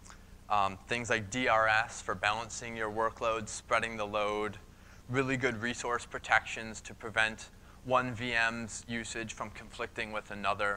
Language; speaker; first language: English; native; English